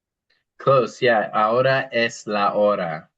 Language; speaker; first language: Spanish; non-native, fluent; English